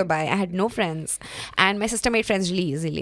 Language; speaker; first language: English; non-native, local second language; Hindi